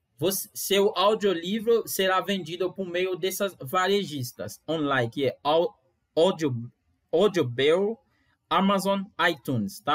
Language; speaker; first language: Portuguese; non-native, fluent; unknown